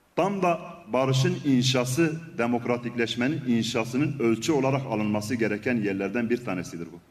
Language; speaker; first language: Turkish; non-native, local second language; Kurdish